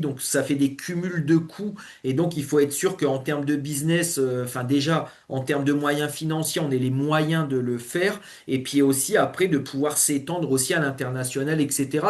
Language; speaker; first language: French; native; French